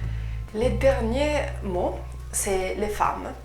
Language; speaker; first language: French; non-native, fluent; Italian